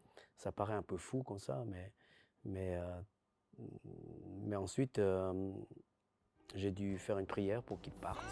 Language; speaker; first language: French; early bilingual, other home language; Khmer